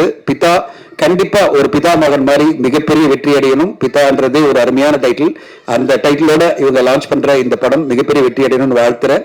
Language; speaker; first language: Tamil; native; Tamil